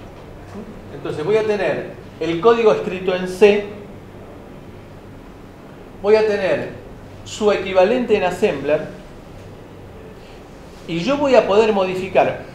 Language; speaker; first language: Spanish; native; Spanish